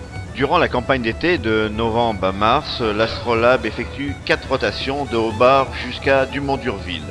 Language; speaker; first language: French; native; French